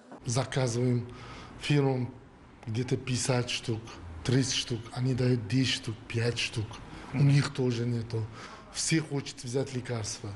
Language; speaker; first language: Russian; non-native, local second language; Uzbek